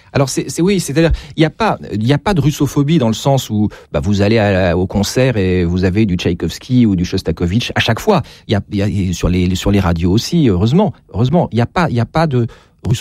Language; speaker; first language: French; native; French